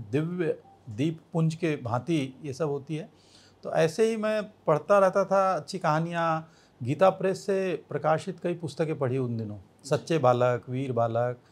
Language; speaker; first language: Hindi; native; Hindi